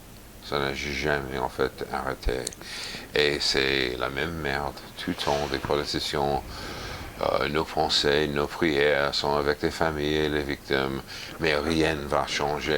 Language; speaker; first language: French; non-native, fluent; English